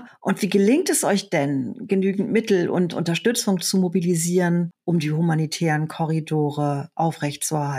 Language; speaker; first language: German; native; German